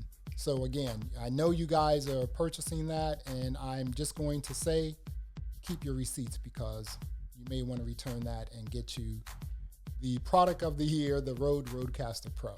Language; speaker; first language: English; native; English